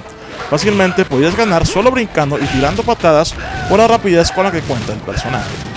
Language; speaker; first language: Spanish; native; Spanish